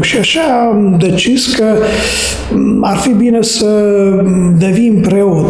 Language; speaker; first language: Romanian; non-native, fluent; Hungarian